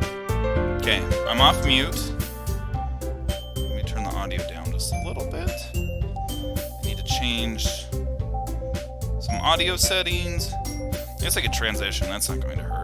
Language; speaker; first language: English; native; English